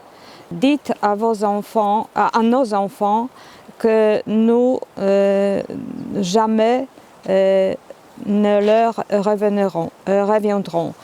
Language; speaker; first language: French; non-native, fluent; Polish